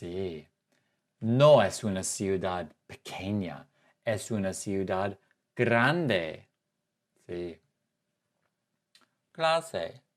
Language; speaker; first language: Spanish; non-native, fluent; English